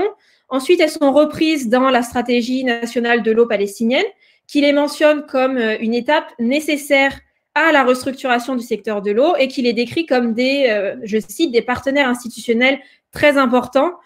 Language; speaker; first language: French; native; French